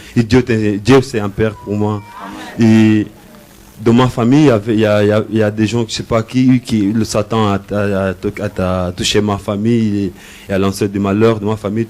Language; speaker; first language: French; non-native, learner; Portuguese